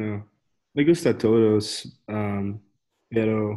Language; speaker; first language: Spanish; non-native, learner; English